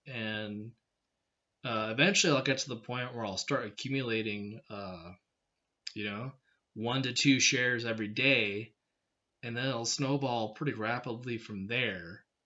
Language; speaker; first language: English; native; English